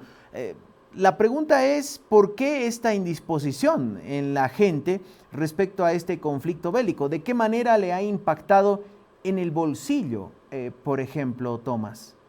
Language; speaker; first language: Spanish; native; Spanish